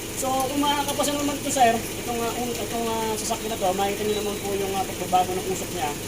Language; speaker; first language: Filipino; native; Filipino